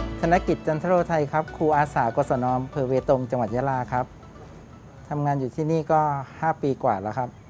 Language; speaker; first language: Thai; native; Thai